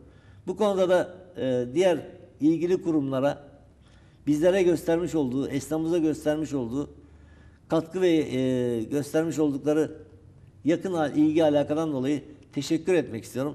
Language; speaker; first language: Turkish; native; Turkish